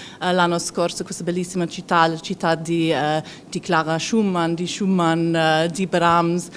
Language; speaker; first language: Italian; non-native, fluent; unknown